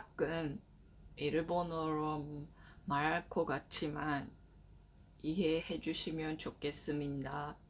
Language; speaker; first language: Korean; non-native, learner; Japanese